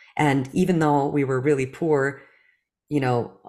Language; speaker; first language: English; early bilingual, other home language; Russian